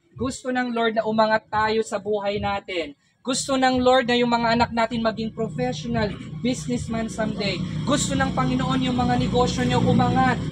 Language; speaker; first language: Filipino; non-native, local second language; Iloko